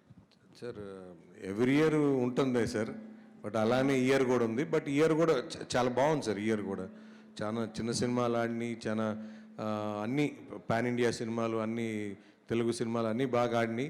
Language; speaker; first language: Telugu; native; Telugu